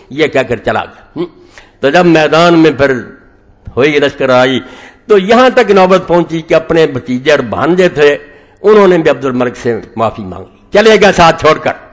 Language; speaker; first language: Urdu; non-native, local second language; Punjabi